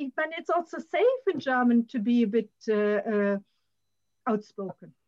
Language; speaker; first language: English; non-native, fluent; German